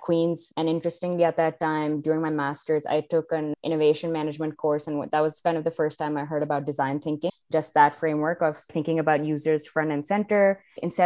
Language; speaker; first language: English; non-native, local second language; Urdu